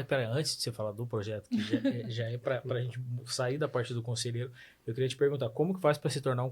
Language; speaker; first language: Portuguese; native; Portuguese